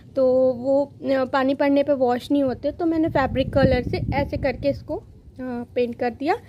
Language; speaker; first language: Hindi; native; Hindi